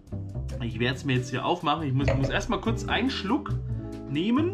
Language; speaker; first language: German; native; German